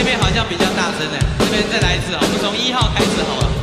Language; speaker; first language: Chinese; native; Chinese